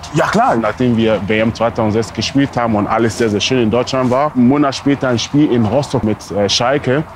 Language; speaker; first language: German; early bilingual, other home language; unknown